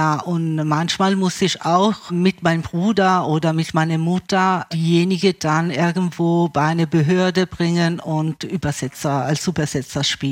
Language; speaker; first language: German; early bilingual, other home language; Italian